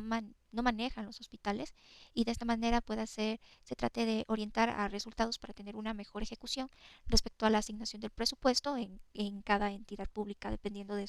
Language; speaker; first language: Spanish; native; Spanish